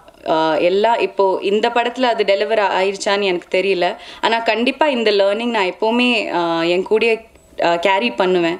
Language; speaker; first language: Tamil; non-native, local second language; Malayalam